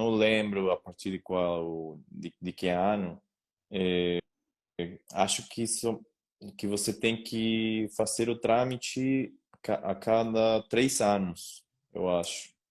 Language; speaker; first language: Portuguese; non-native, learner; Spanish